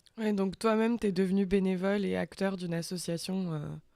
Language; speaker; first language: French; native; French